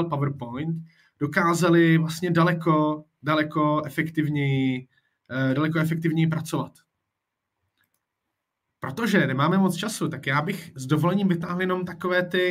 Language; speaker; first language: Czech; native; Czech